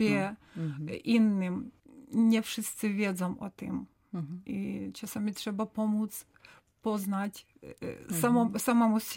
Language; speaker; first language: Polish; non-native, learner; Ukrainian